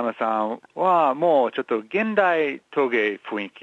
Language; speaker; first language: Japanese; non-native, learner; English